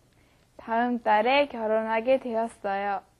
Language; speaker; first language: Korean; non-native, learner; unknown